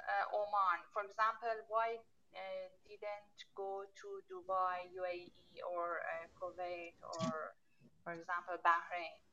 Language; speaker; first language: English; non-native, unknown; Persian